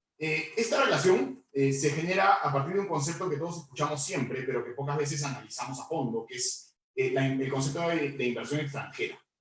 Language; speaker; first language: Spanish; native; Spanish